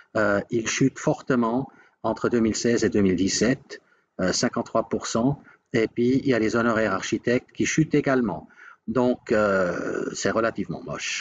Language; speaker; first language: French; native; French